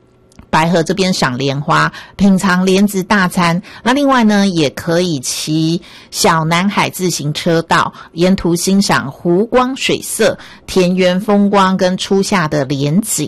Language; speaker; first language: Chinese; native; Chinese